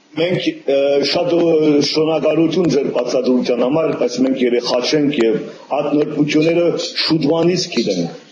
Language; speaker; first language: Armenian; early bilingual, heritage; Armenian